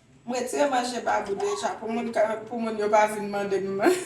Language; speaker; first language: French; non-native, local second language; Haitian Creole